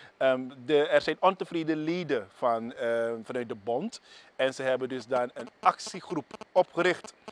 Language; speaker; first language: Dutch; native; Dutch